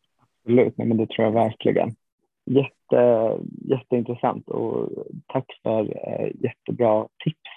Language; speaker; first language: Swedish; native; Swedish